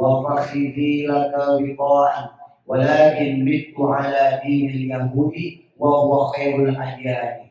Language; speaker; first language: Arabic; non-native, fluent; Indonesian